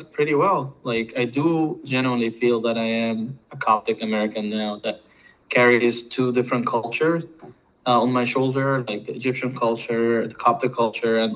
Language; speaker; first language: English; non-native, fluent; Arabic